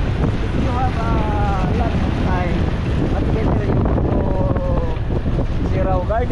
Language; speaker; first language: English; non-native, local second language; Cebuano